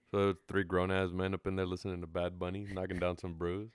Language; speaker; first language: English; early bilingual, other home language; Spanish